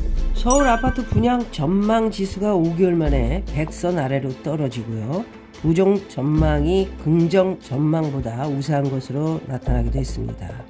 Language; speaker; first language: Korean; native; Korean